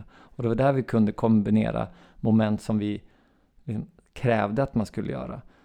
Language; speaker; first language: Swedish; native; Swedish